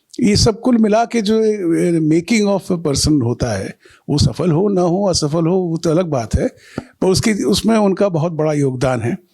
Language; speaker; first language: Hindi; non-native, local second language; Bangla